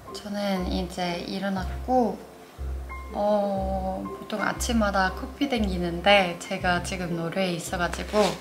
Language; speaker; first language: Korean; non-native, fluent; Norwegian